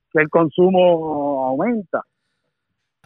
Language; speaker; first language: Spanish; native; Spanish